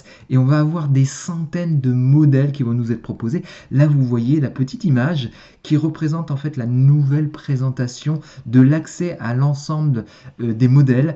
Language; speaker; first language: French; native; French